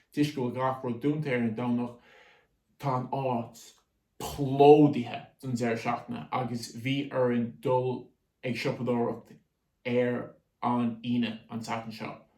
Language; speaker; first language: Irish; native; Irish